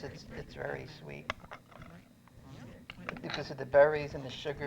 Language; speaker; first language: English; native; English